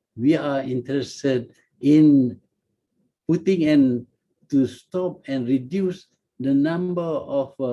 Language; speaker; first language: English; non-native, local second language; Malay